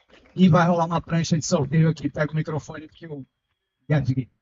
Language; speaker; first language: Portuguese; native; Portuguese